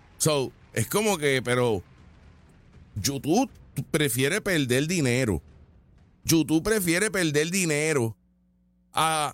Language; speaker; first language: Spanish; native; Spanish